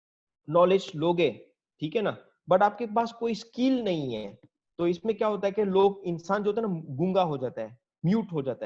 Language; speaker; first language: Hindi; native; Hindi